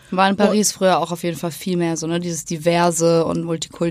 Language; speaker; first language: German; native; German